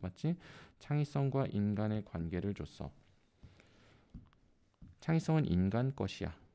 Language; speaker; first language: Korean; native; Korean